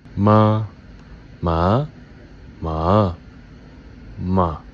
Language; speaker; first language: Chinese; non-native, learner; English